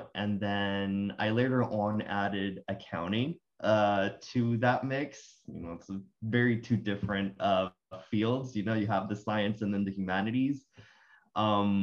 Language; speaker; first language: English; non-native, fluent; Spanish